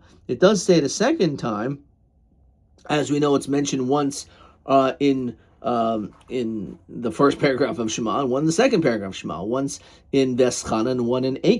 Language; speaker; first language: English; native; English